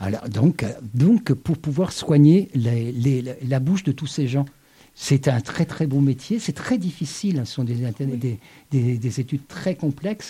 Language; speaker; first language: French; native; French